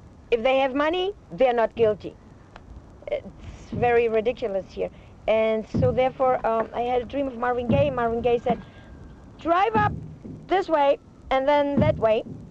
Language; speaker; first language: English; non-native, fluent; German